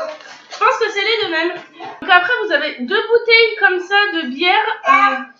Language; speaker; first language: French; native; French